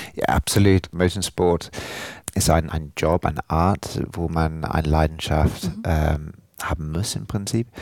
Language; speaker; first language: German; non-native, fluent; English